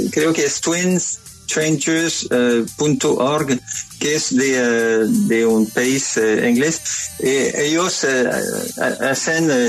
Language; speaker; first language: Spanish; non-native, learner; French